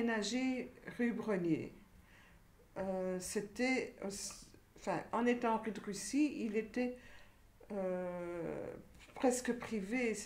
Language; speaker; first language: French; native; French